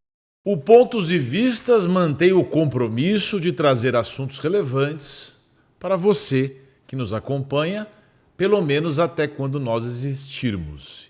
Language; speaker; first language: Portuguese; native; Portuguese